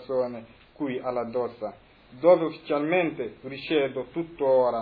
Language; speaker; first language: Italian; non-native, fluent; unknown